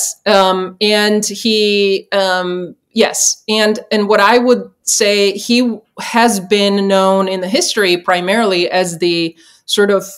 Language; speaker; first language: English; non-native, fluent; Czech